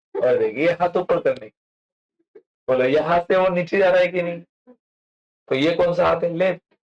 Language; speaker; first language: Hindi; non-native, local second language; Marathi